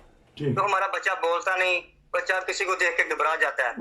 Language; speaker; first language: Hindi; non-native, local second language; Punjabi